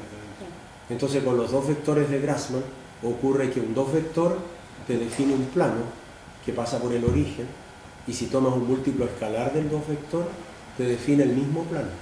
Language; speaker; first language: Spanish; native; Spanish